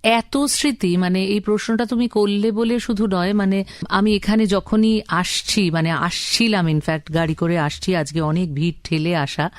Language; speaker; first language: Bangla; native; Bangla